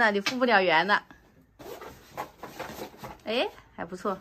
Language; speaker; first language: Chinese; native; Chinese